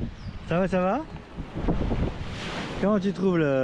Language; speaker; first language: French; native; French